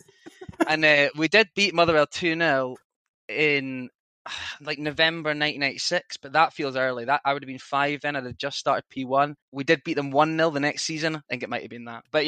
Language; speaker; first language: English; native; English